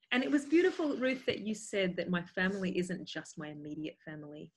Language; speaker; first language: English; native; English